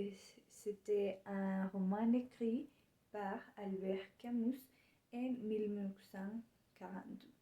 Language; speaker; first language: French; non-native, learner; Spanish